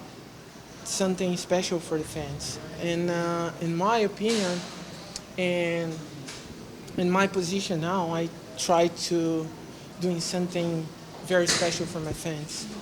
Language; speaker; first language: English; non-native, learner; Portuguese